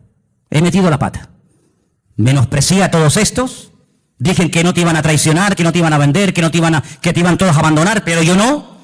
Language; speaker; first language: Spanish; native; Spanish